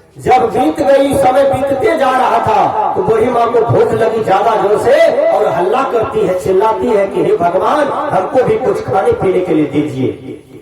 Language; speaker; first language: Hindi; native; Hindi